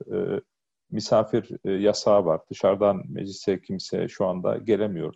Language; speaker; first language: Turkish; early bilingual, heritage; Turkish